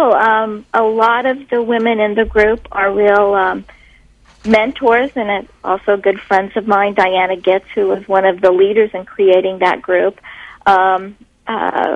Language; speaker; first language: English; native; English